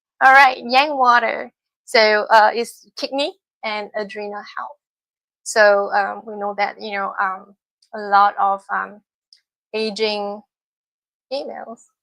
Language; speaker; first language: English; non-native, fluent; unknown